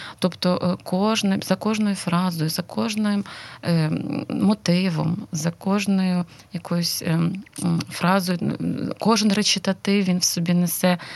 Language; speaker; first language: Ukrainian; non-native, local second language; Russian